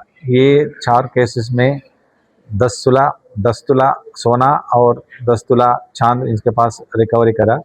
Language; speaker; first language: Hindi; non-native, local second language; Telugu